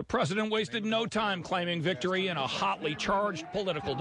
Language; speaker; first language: English; native; English